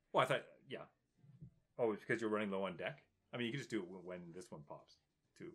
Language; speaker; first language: English; native; English